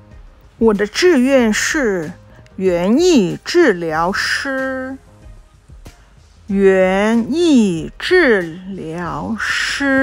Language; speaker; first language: Chinese; non-native, local second language; Cantonese